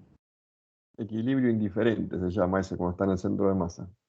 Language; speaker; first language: Spanish; native; Spanish